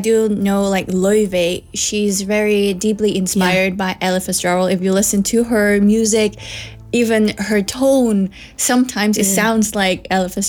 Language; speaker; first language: English; non-native, local second language; Cantonese